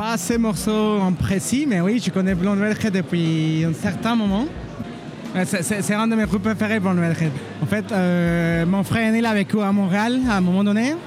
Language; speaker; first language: French; non-native, fluent; Spanish